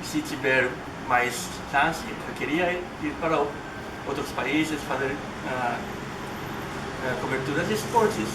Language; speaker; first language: Portuguese; non-native, learner; Japanese